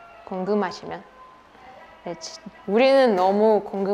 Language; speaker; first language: Korean; non-native, fluent; Russian